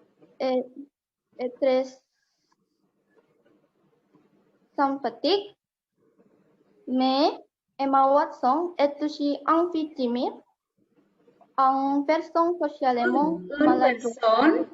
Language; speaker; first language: French; non-native, learner; Indonesian